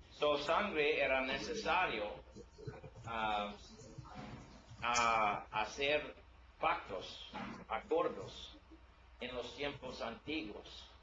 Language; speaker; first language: Spanish; non-native, learner; English